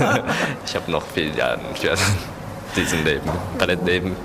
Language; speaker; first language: German; non-native, learner; Japanese